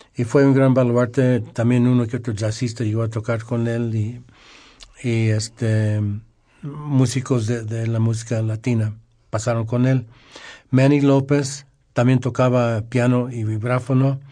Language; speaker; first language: Spanish; early bilingual, heritage; Spanish